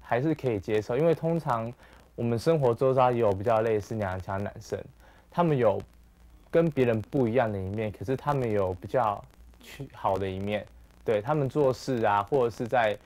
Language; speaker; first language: Chinese; native; Chinese